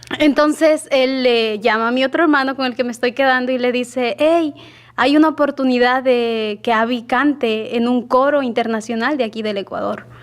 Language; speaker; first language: Spanish; native; Spanish